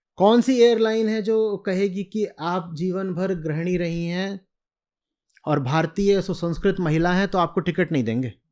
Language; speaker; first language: Hindi; native; Hindi